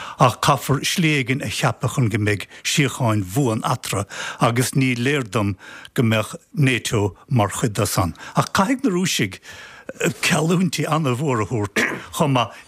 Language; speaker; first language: Irish; native; Irish